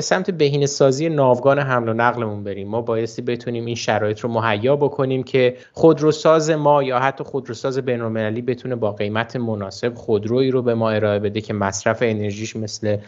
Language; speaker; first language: Persian; native; Persian